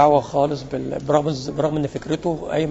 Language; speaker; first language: Arabic; native; Arabic